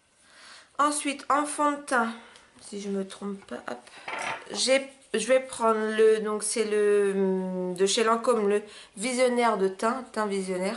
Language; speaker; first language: French; native; French